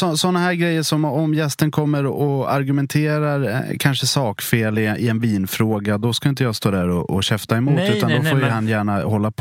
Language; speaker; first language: Swedish; native; Swedish